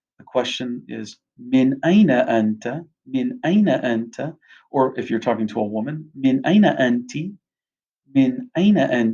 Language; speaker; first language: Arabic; non-native, fluent; English